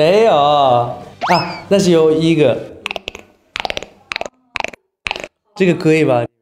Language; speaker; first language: Chinese; non-native, learner; Japanese